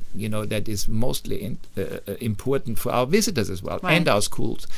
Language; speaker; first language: English; non-native, fluent; German